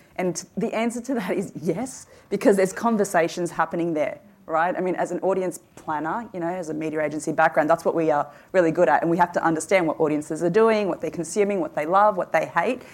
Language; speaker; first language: English; early bilingual, other home language; Hindi